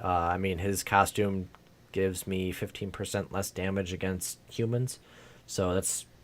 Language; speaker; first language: English; native; English